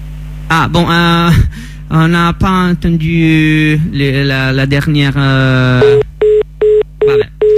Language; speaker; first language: French; non-native, fluent; Italian